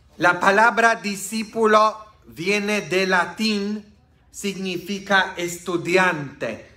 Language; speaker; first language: Spanish; non-native, fluent; Polish